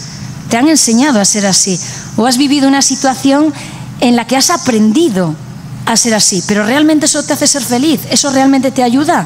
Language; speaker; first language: Spanish; native; Spanish